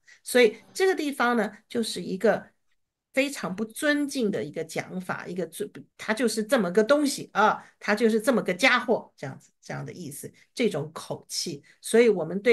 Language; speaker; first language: Chinese; native; Chinese